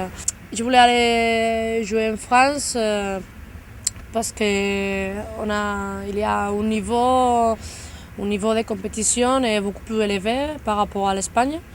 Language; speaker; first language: French; non-native, fluent; Spanish